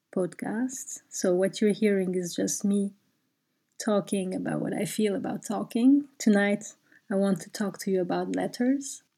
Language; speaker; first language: English; non-native, fluent; Turkish